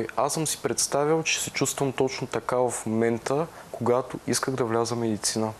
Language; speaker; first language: Bulgarian; native; Bulgarian